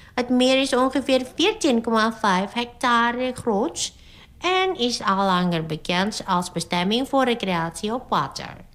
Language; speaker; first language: Dutch; non-native, fluent; Indonesian